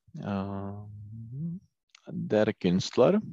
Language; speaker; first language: German; non-native, learner; Czech